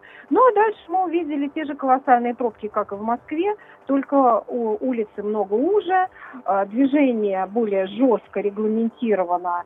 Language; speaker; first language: Russian; native; Russian